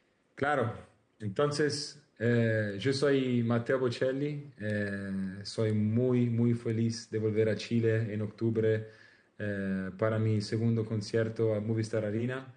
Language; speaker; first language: Spanish; non-native, learner; Italian